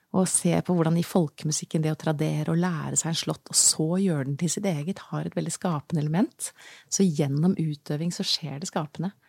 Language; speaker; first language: Norwegian; native; Norwegian